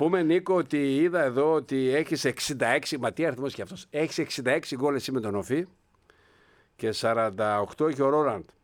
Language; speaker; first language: Greek; native; Greek